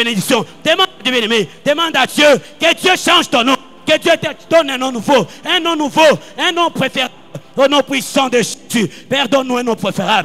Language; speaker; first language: French; non-native, local second language; Lingala